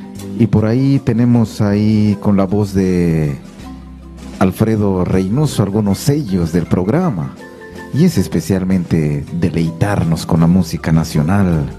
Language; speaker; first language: Spanish; native; Spanish